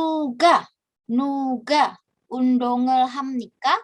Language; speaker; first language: Korean; non-native, fluent; Indonesian